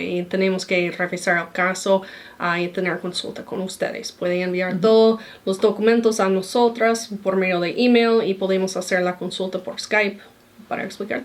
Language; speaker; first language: Spanish; non-native, fluent; English